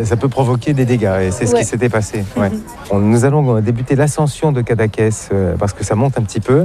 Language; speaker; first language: French; native; French